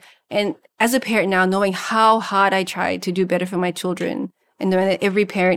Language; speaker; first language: English; non-native, local second language; Malay